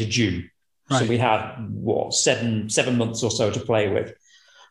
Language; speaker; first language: English; native; English